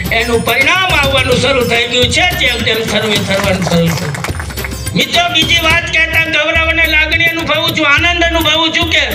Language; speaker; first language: Gujarati; non-native, local second language; Rathawi